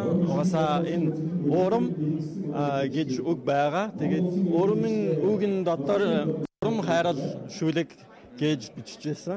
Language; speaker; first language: Mongolian; non-native, learner; French